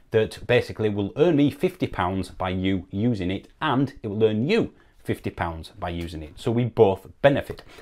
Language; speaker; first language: English; native; English